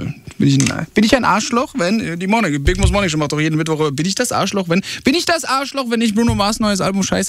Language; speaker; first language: German; native; German